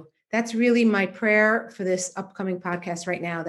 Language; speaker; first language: English; native; English